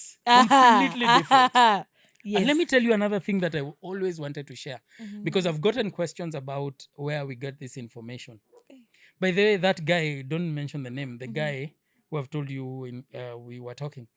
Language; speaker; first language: English; non-native, local second language; Swahili